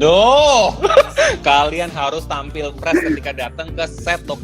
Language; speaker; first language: Indonesian; native; Indonesian